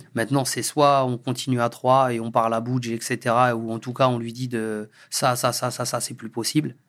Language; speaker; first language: French; native; French